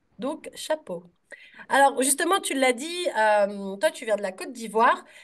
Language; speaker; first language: French; native; French